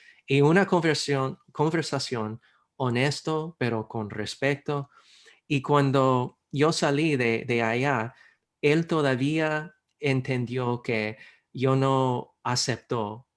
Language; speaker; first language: Spanish; non-native, fluent; English